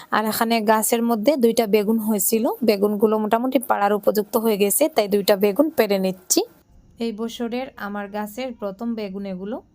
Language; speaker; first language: Bangla; non-native, local second language; Sylheti